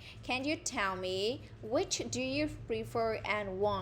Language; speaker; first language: English; non-native, fluent; Vietnamese